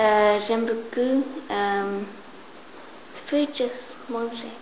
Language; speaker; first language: French; non-native, learner; English